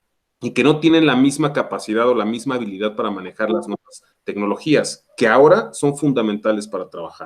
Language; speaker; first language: Spanish; native; Spanish